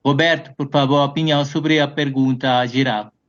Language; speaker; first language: Portuguese; non-native, fluent; Spanish